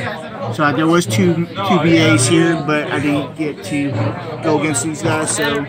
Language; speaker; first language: English; native; English